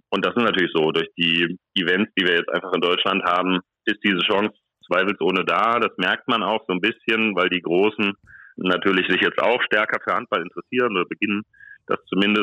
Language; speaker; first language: German; native; German